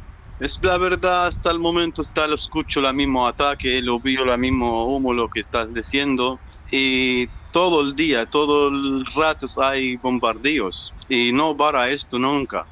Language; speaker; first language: Spanish; non-native, learner; Arabic